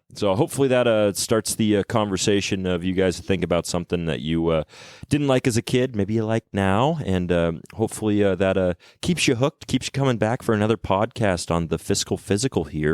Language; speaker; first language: English; native; English